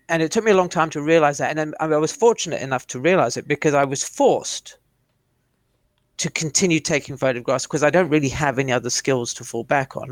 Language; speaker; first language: English; native; English